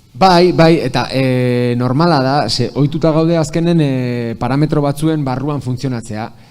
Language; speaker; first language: Basque; native; Basque